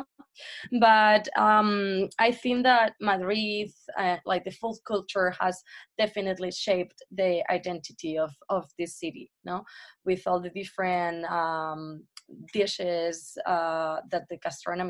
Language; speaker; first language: English; non-native, fluent; Spanish